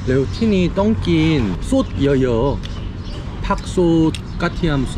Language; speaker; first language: Thai; non-native, learner; Korean